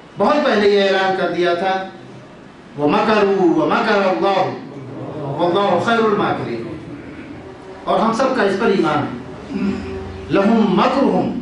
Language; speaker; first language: Urdu; native; Urdu